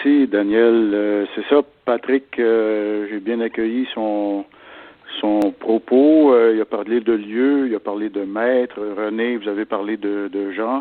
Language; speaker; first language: French; native; French